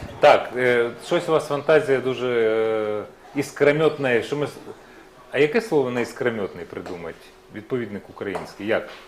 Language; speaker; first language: Ukrainian; native; Ukrainian